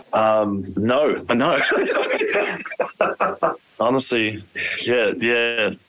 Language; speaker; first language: English; native; English